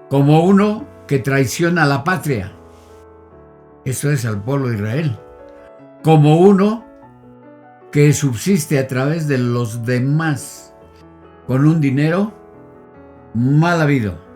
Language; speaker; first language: Spanish; native; Spanish